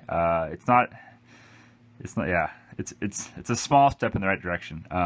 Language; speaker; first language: English; native; English